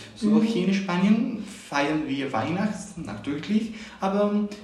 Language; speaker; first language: German; non-native, learner; Spanish